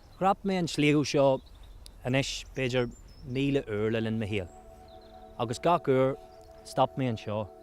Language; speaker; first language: Irish; non-native, local second language; English